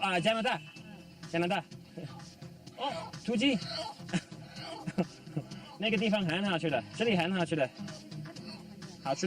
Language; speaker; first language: Chinese; non-native, learner; English